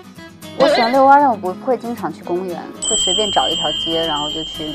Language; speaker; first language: Chinese; native; Chinese